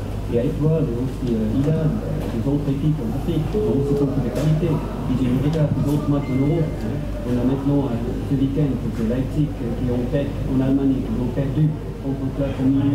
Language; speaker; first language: French; non-native, fluent; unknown